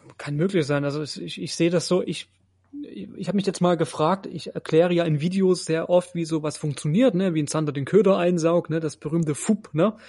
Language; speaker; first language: German; native; German